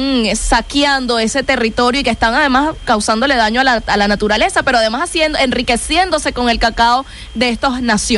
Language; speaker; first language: Spanish; native; Spanish